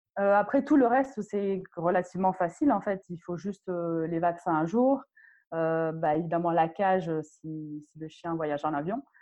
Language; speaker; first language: French; non-native, local second language; Arabic